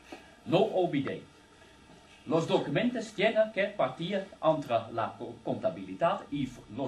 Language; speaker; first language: Spanish; non-native, learner; Dutch